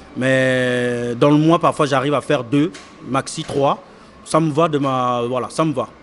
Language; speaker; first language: French; non-native, local second language; Lingala